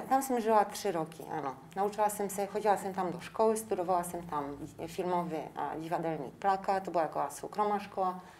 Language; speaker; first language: Czech; non-native, fluent; Polish